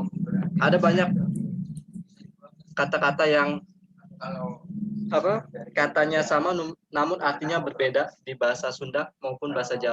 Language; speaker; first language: Indonesian; non-native, local second language; Javanese